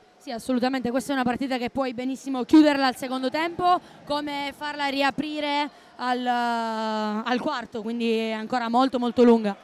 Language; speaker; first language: Italian; native; Italian